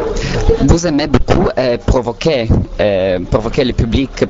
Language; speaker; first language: French; non-native, learner; Italian